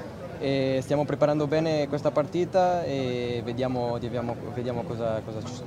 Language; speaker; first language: Italian; non-native, fluent; Portuguese